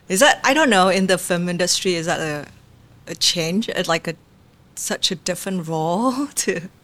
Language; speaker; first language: English; non-native, fluent; Vietnamese